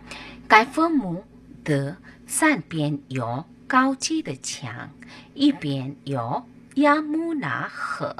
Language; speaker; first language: Chinese; non-native, fluent; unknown